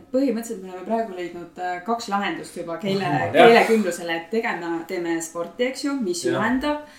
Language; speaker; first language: Estonian; native; Estonian